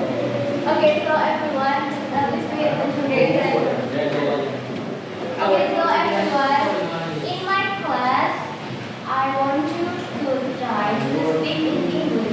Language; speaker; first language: English; non-native, fluent; Indonesian